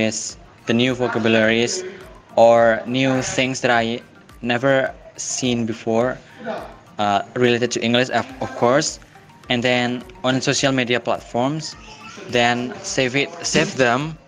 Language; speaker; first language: English; non-native, learner; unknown